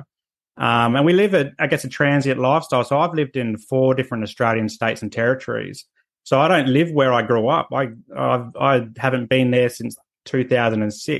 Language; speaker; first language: English; native; English